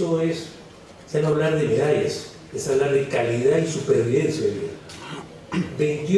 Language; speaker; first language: Spanish; native; Spanish